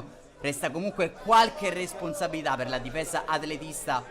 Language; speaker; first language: Italian; native; Italian